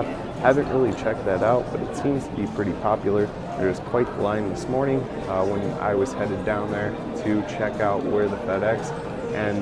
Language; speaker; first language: English; native; English